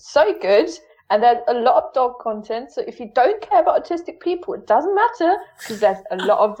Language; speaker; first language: English; non-native, fluent; German